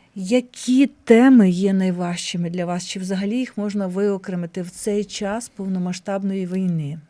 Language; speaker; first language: Ukrainian; native; Ukrainian